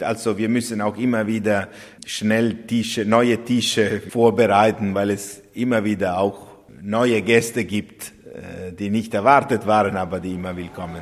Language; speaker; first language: German; non-native, fluent; Italian